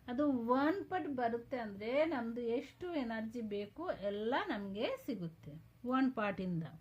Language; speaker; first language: Kannada; non-native, local second language; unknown